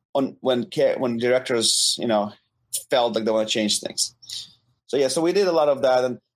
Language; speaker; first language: English; non-native, fluent; Ukrainian